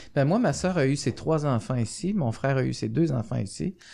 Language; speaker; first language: French; non-native, fluent; Spanish